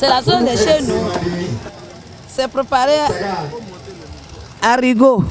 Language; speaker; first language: French; non-native, learner; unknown